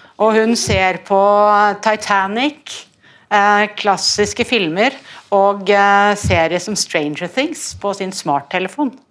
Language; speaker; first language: Norwegian; native; Norwegian